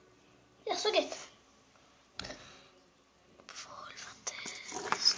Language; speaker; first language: German; non-native, learner; Bulgarian